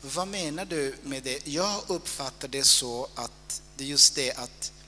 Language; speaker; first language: Swedish; non-native, fluent; Italian